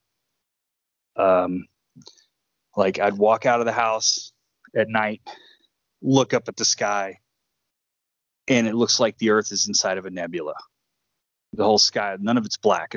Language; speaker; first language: English; native; English